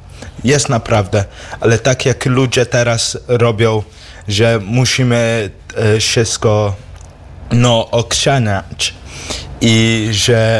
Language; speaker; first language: Polish; early bilingual, heritage; English